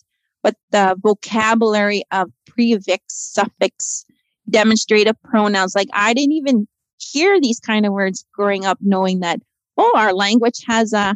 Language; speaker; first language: English; native; English